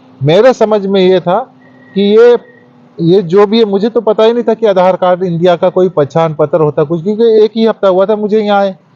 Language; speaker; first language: Hindi; native; Hindi